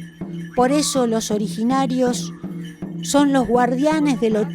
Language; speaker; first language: Spanish; native; Spanish